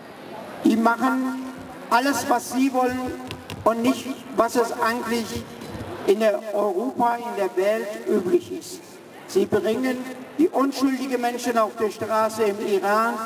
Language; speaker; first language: German; early bilingual, other home language; Persian